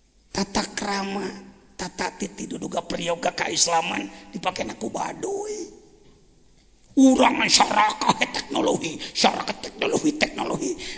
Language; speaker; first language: Malay; non-native, local second language; Sundanese